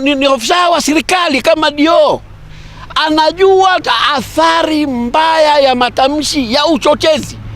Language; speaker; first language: Swahili; native; Swahili